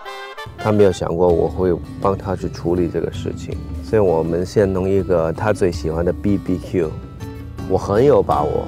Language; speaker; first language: Chinese; non-native, local second language; Cantonese